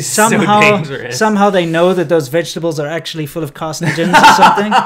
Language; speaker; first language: English; native; English